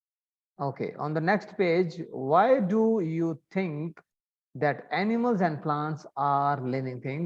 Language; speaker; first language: English; non-native, learner; Arabic